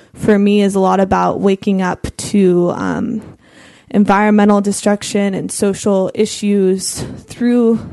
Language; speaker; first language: English; native; English